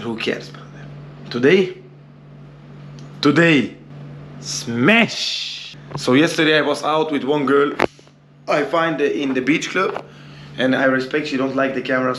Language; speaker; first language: English; non-native, learner; Portuguese